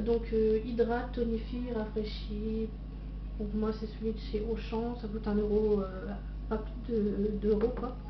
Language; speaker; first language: French; native; French